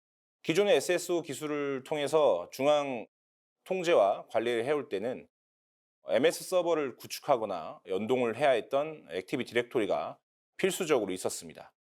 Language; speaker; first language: Korean; native; Korean